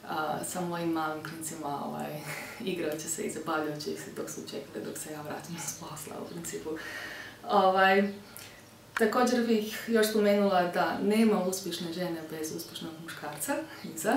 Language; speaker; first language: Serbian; early bilingual, heritage; Croatian